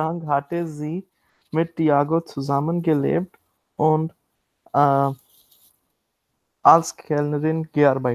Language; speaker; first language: German; non-native, learner; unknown